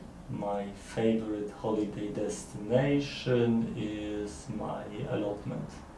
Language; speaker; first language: English; non-native, learner; Polish